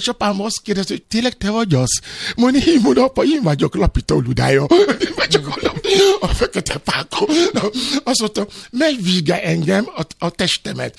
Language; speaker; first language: Hungarian; non-native, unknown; Yoruba